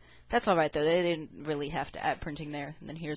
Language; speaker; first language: English; native; English